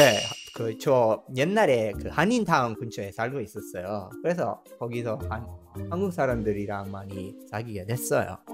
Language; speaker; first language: Korean; non-native, fluent; Spanish